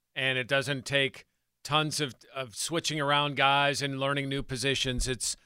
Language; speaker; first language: English; native; English